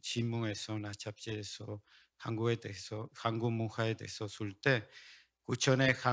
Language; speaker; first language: Korean; non-native, learner; Spanish